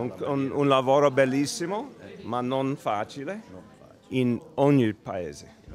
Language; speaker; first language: Italian; non-native, learner; English